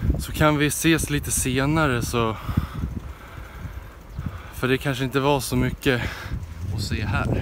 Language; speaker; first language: Swedish; native; Swedish